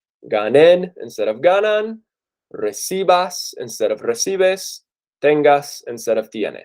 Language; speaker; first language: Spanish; non-native, fluent; English